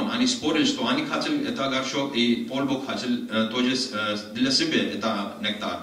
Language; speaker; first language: Russian; non-native, learner; Hindi